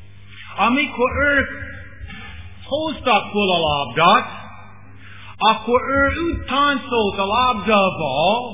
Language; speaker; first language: Hungarian; non-native, learner; English